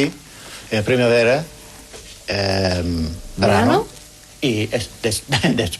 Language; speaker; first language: Spanish; non-native, learner; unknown